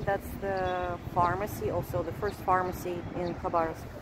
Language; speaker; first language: English; non-native, fluent; Russian